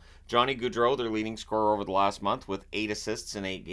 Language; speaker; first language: English; native; English